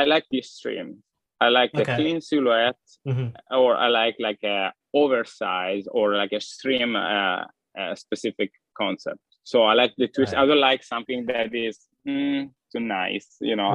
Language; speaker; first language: English; non-native, fluent; Italian